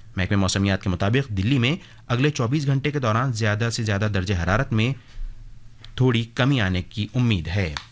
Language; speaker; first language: Urdu; native; Urdu